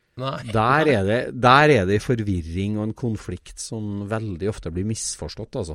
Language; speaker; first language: Norwegian; native; Norwegian